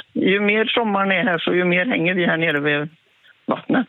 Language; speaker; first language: Swedish; native; Swedish